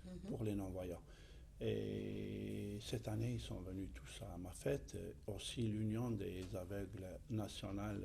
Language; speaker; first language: French; non-native, fluent; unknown